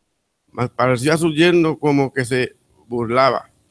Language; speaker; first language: Spanish; native; Spanish